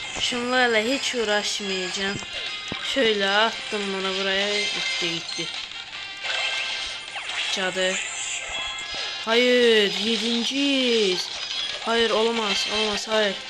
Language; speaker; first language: Turkish; native; Turkish